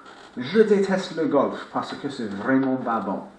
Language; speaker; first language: French; non-native, fluent; English